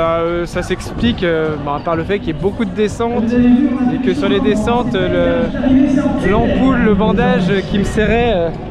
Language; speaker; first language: French; native; French